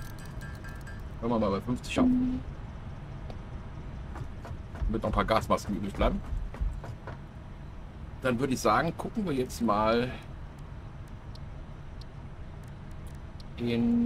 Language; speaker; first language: German; native; German